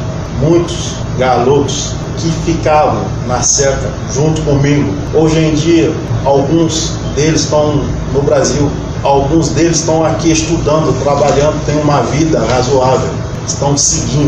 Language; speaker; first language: Portuguese; non-native, fluent; Haitian Creole